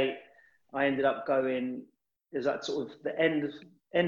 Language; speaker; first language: English; native; English